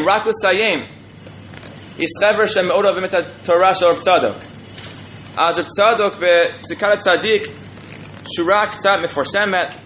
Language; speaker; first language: Hebrew; non-native, fluent; English